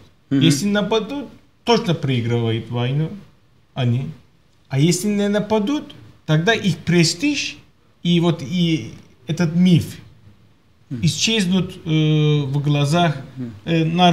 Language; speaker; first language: Russian; non-native, fluent; Turkish